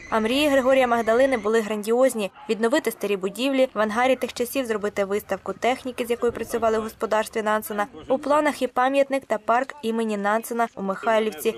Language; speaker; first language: Ukrainian; native; Ukrainian